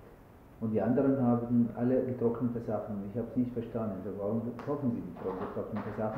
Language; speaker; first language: German; non-native, learner; Arabic